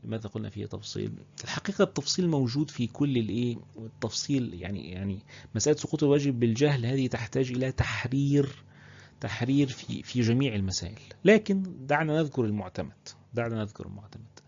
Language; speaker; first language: Arabic; native; Arabic